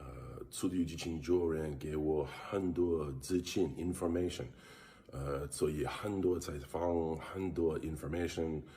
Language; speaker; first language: Chinese; non-native, learner; English